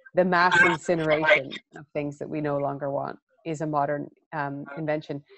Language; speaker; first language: English; native; English